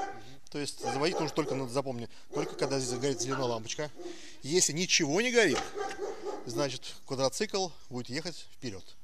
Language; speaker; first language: Russian; native; Russian